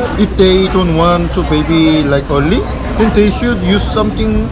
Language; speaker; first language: English; non-native, learner; Korean